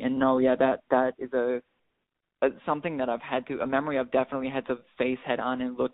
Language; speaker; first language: English; native; English